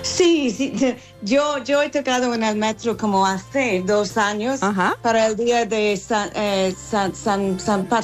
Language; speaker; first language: Spanish; non-native, fluent; English